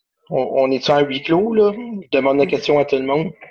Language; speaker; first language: French; native; French